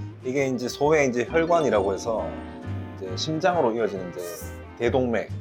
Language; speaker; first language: Korean; native; Korean